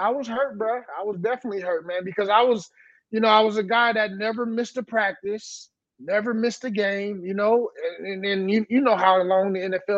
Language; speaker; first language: English; native; English